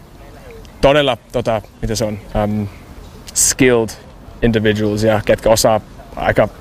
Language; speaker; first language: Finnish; early bilingual, heritage; English